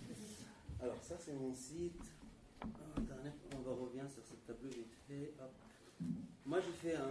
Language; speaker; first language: French; non-native, fluent; Arabic